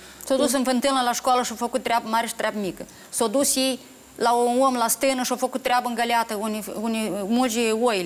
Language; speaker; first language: Romanian; native; Romanian